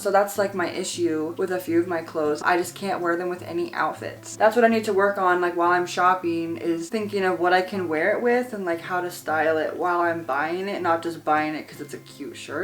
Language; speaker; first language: English; native; English